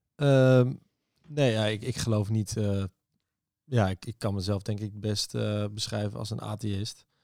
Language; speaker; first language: Dutch; native; Dutch